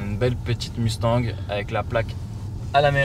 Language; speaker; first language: French; native; French